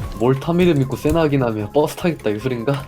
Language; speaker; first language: Korean; native; Korean